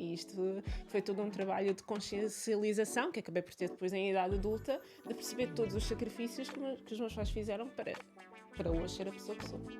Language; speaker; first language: Portuguese; early bilingual, other home language; Italian